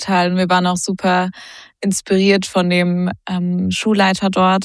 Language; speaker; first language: German; native; German